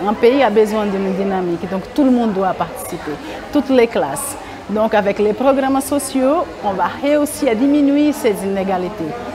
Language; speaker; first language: French; non-native, fluent; Portuguese